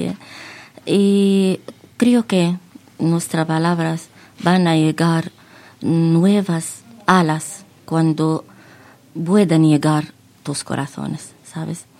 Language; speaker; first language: Spanish; non-native, fluent; Arabic